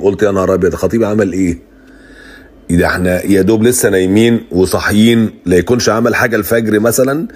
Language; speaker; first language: Arabic; native; Arabic